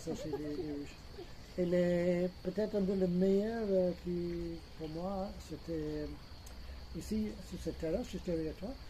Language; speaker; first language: French; non-native, fluent; English